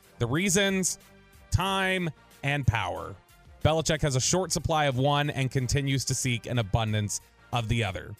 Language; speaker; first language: English; native; English